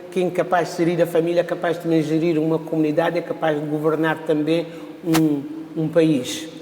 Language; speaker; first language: Portuguese; non-native, local second language; Kabuverdianu